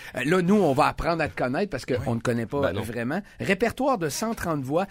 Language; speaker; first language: French; native; French